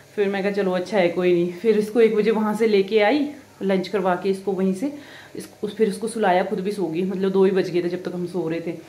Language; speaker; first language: Hindi; non-native, local second language; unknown